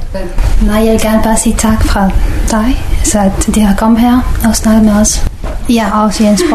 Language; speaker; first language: Danish; non-native, learner; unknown